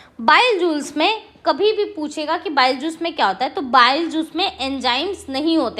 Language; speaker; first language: Hindi; native; Hindi